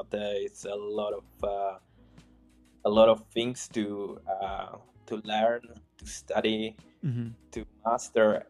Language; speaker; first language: English; non-native, fluent; Czech